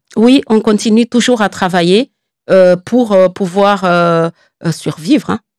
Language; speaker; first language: French; non-native, local second language; Comorian